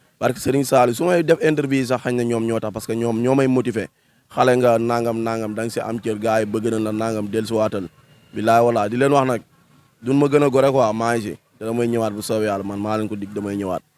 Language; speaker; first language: Wolof; native; Wolof